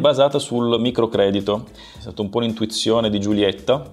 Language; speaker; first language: Italian; native; Italian